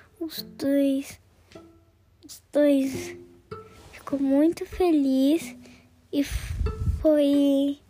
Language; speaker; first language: Portuguese; early bilingual, heritage; Portuguese